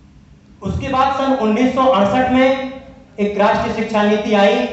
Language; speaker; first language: Hindi; native; Hindi